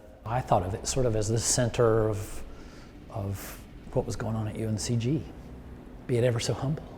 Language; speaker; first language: English; native; English